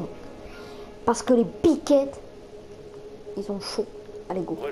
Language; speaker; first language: French; native; French